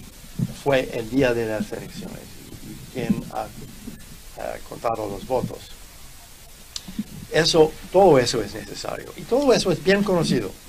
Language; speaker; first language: Spanish; non-native, fluent; English